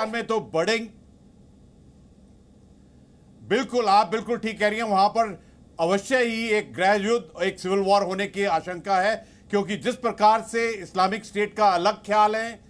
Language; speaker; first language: Hindi; native; Hindi